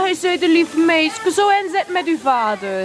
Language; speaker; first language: Dutch; native; Dutch